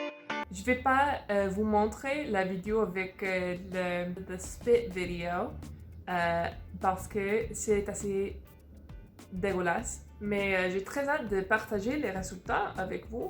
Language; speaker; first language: French; non-native, fluent; English